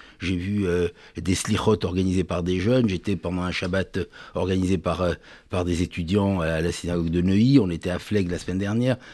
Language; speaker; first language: French; native; French